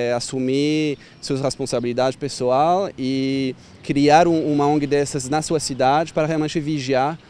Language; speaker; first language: Portuguese; non-native, fluent; French